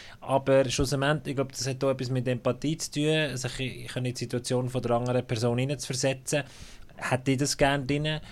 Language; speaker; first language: German; native; German